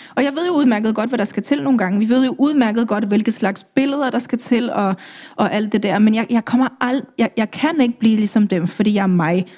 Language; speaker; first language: Danish; early bilingual, other home language; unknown